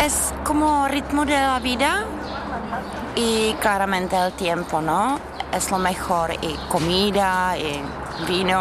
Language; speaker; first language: Spanish; non-native, fluent; Czech